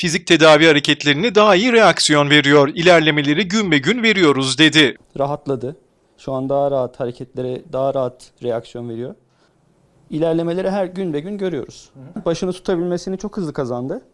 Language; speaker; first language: Turkish; native; Turkish